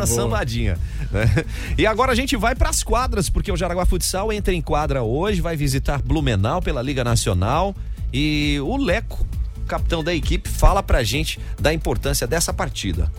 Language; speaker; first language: Portuguese; native; Portuguese